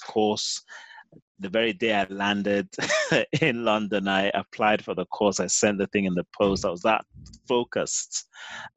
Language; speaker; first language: English; native; English